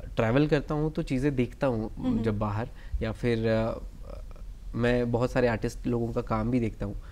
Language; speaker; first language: Hindi; native; Hindi